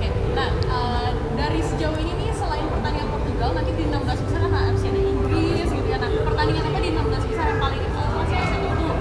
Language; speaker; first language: Indonesian; native; Indonesian